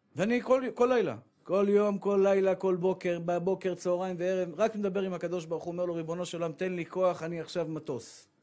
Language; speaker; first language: Hebrew; native; Hebrew